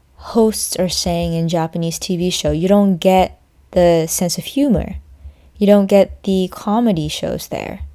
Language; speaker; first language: English; non-native, fluent; Japanese